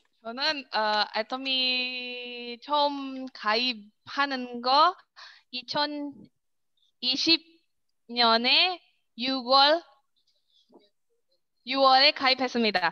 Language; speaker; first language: Korean; non-native, learner; Indonesian